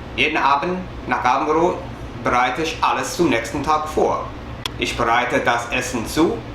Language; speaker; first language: German; non-native, learner; English